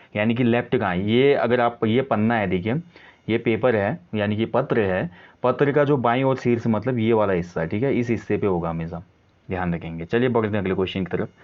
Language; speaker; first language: Hindi; native; Hindi